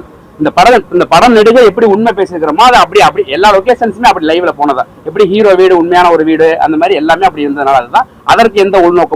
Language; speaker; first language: Tamil; native; Tamil